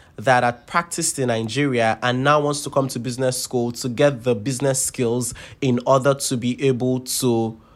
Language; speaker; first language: English; non-native, local second language; Yoruba